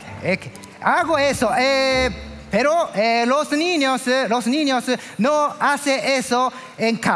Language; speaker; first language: Spanish; non-native, learner; Japanese